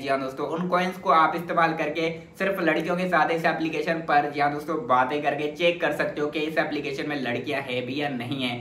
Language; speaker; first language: Hindi; native; Hindi